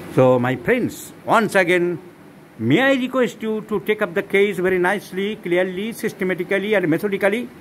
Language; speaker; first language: English; non-native, local second language; Bangla